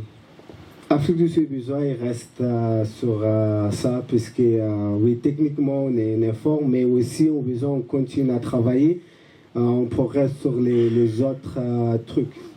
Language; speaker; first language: French; non-native, learner; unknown